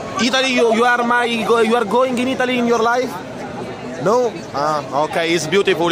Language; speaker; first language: English; non-native, learner; Italian